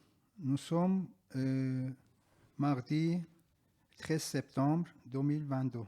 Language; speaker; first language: French; non-native, learner; Persian